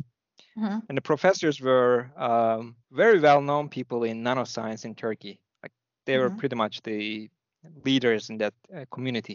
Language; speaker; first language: English; non-native, fluent; Turkish